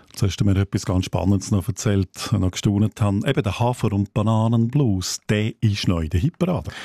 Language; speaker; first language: German; native; German